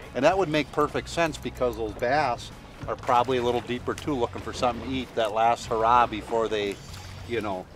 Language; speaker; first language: English; native; English